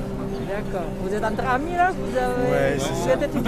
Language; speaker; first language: French; non-native, fluent; Indonesian